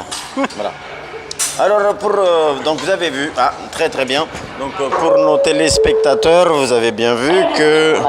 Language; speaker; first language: French; native; French